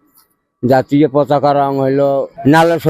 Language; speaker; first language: Bangla; native; Bangla